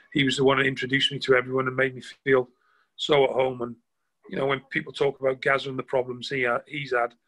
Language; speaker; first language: English; native; English